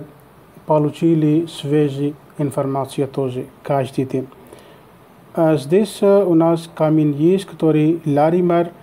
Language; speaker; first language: Russian; non-native, learner; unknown